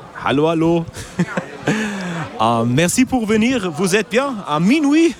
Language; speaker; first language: French; non-native, learner; German